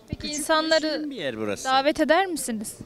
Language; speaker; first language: Turkish; native; Turkish